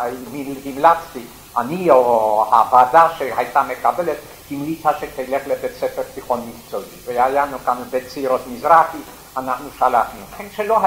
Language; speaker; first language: Hebrew; non-native, fluent; Yiddish